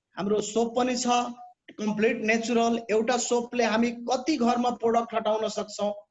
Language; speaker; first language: Nepali; non-native, local second language; Bhojpuri